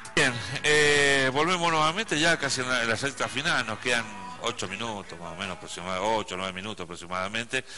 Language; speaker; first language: Spanish; native; Spanish